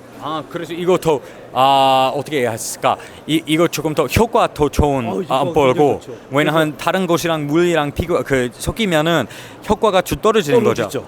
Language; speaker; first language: Korean; early bilingual, heritage; Korean